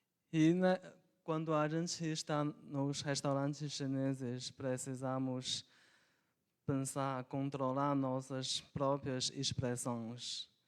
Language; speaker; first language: Portuguese; non-native, local second language; Chinese